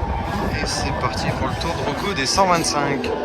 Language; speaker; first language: French; native; French